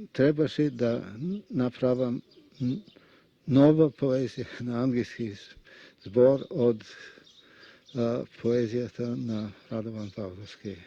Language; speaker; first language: Macedonian; non-native, fluent; Russian